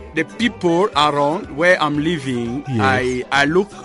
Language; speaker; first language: English; non-native, local second language; French